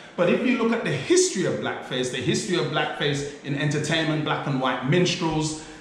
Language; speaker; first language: English; native; English